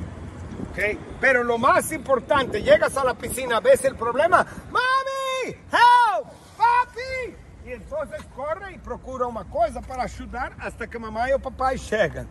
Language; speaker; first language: Spanish; non-native, fluent; English